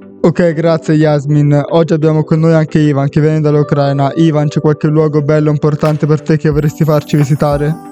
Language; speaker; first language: Italian; native; Italian